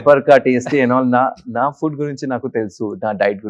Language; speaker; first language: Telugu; non-native, learner; Hindi